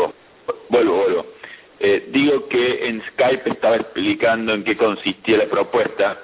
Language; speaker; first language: Spanish; native; Spanish